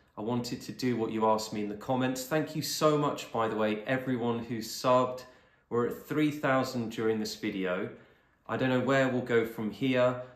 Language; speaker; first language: English; native; English